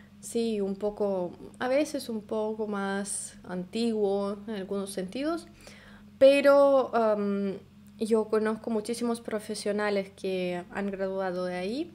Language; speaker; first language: Spanish; non-native, fluent; Russian